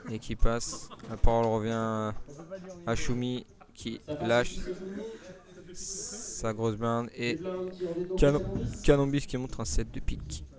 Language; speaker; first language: French; native; French